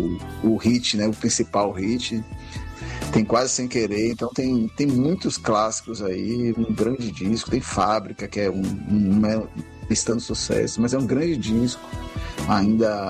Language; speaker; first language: Portuguese; native; Portuguese